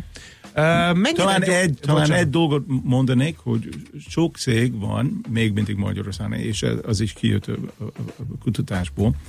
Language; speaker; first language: Hungarian; non-native, fluent; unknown